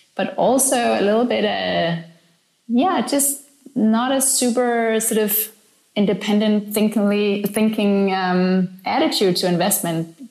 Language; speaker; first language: English; non-native, fluent; Danish